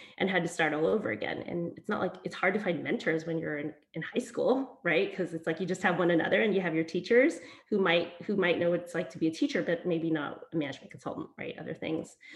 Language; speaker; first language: English; early bilingual, other home language; Vietnamese